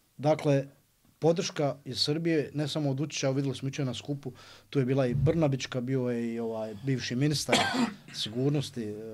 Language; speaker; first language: Croatian; native; Croatian